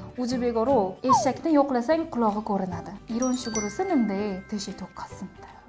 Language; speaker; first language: Korean; non-native, fluent; Uzbek